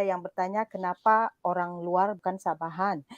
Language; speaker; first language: Malay; native; Malay